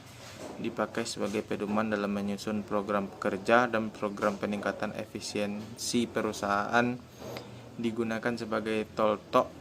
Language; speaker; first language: Indonesian; native; Indonesian